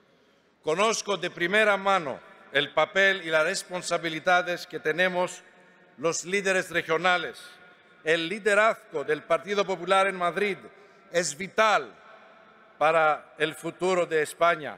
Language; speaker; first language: Spanish; non-native, fluent; Greek